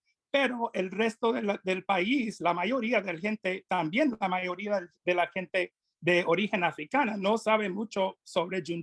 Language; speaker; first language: Spanish; non-native, fluent; English